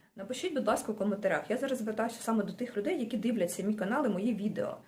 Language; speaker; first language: Ukrainian; non-native, local second language; Russian